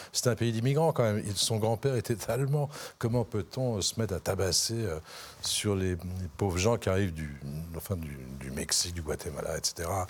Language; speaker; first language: French; native; French